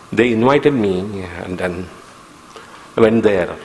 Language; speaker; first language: English; non-native, local second language; Kannada